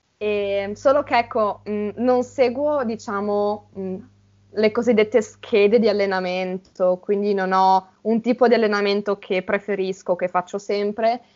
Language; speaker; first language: Italian; native; Italian